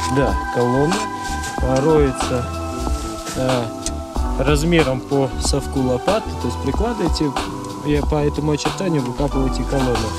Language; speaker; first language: Russian; native; Russian